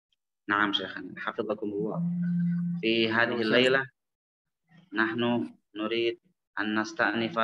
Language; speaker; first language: Arabic; non-native, fluent; Indonesian